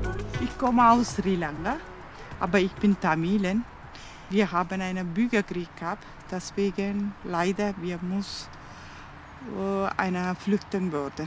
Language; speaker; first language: German; non-native, learner; Tamil